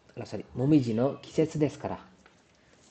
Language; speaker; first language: Japanese; non-native, fluent; Kannada